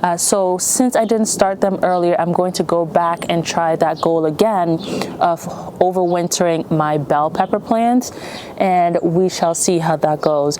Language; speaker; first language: English; native; English